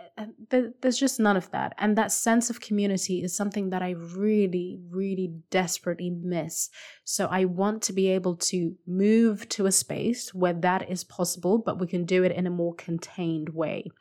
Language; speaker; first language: English; non-native, local second language; Shona